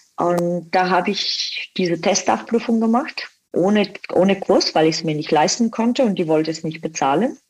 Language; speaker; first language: German; non-native, fluent; Bulgarian